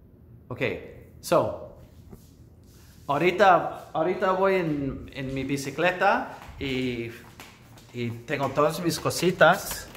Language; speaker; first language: Spanish; non-native, fluent; English